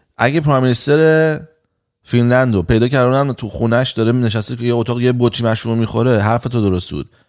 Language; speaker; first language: Persian; native; Persian